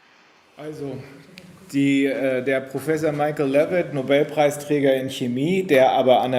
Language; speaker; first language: German; native; German